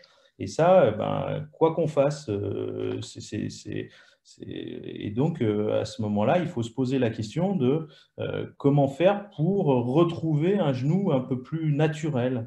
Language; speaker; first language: French; native; French